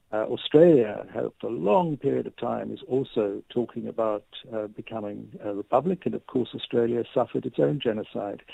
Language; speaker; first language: English; native; English